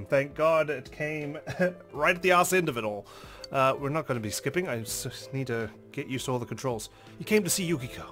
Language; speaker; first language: English; native; English